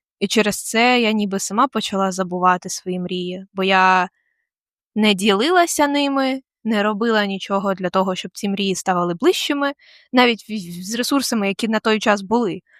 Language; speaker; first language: Ukrainian; non-native, local second language; Russian